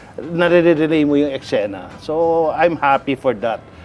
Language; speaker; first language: Filipino; non-native, local second language; Hiligaynon